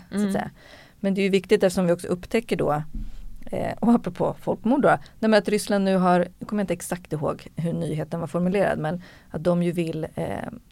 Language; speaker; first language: Swedish; native; Swedish